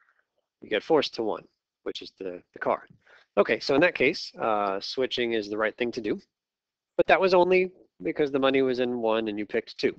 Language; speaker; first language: English; native; English